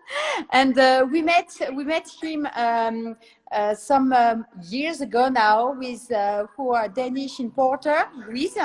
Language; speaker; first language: English; non-native, learner; French